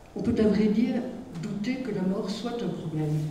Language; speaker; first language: French; native; French